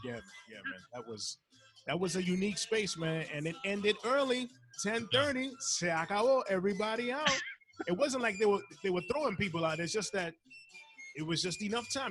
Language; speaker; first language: English; early bilingual, other home language; Spanish